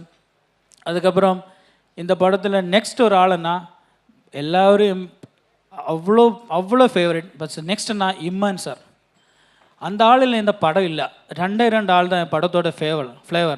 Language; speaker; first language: Tamil; non-native, learner; Malayalam